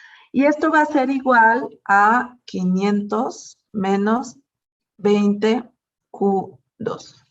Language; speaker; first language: Spanish; native; Spanish